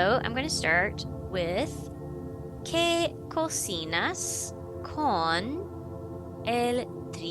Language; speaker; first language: Spanish; non-native, fluent; English